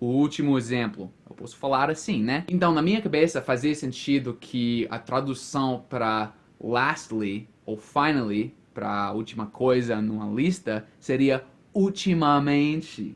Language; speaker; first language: Portuguese; non-native, fluent; English